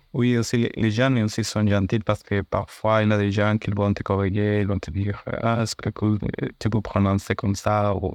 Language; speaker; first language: French; non-native, fluent; Spanish